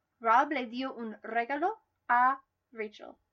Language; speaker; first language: Spanish; non-native, learner; English